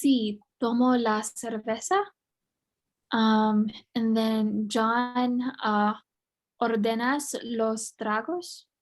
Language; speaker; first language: Spanish; non-native, learner; English